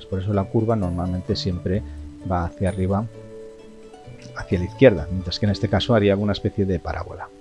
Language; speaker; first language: Spanish; native; Spanish